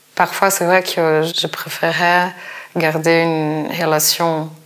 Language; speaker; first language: French; non-native, fluent; Portuguese